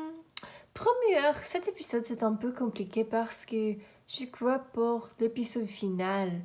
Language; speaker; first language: French; non-native, learner; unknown